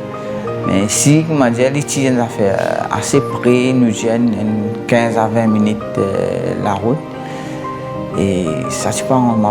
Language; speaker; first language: French; non-native, local second language; Morisyen